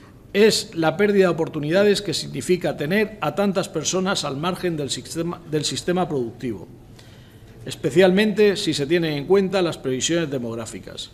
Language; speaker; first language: Spanish; native; Spanish